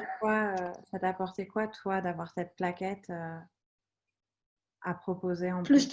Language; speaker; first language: French; native; French